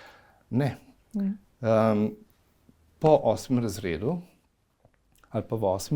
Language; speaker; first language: Slovenian; native; Slovenian